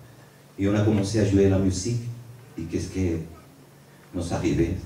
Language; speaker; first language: French; non-native, learner; Spanish